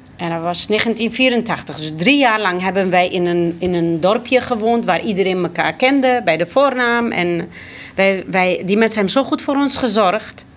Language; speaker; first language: Dutch; early bilingual, other home language; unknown